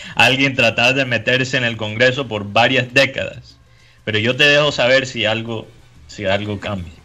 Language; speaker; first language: Spanish; early bilingual, heritage; Spanish